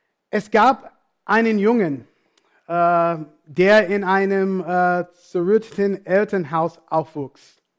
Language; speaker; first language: German; non-native, fluent; English